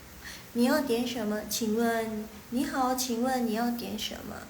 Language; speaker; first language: Chinese; non-native, fluent; Indonesian